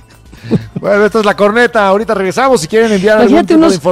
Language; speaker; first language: Spanish; native; Spanish